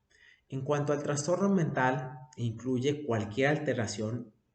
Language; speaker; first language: Spanish; native; Spanish